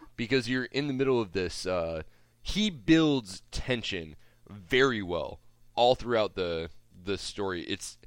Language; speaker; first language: English; native; English